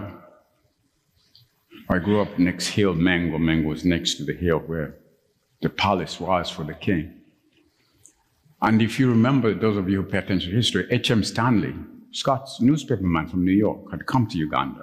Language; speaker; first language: English; non-native, local second language; Ganda